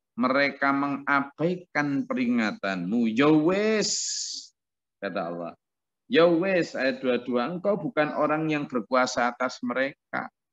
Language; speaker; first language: Indonesian; non-native, local second language; Javanese